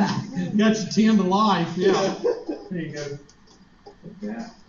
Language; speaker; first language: English; native; English